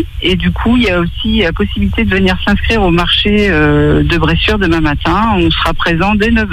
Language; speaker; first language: French; native; French